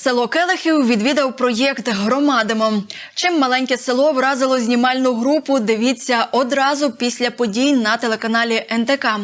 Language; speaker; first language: Ukrainian; native; Ukrainian